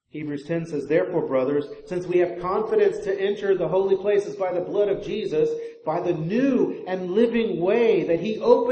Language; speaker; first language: English; native; English